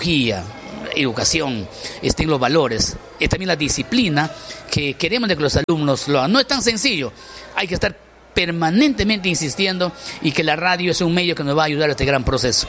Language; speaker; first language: Spanish; native; Spanish